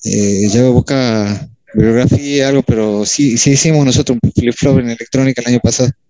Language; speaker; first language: Spanish; native; Spanish